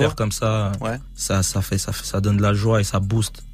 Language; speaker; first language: French; native; French